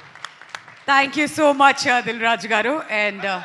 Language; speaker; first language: Telugu; native; Telugu